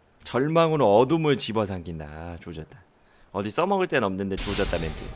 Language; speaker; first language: Korean; native; Korean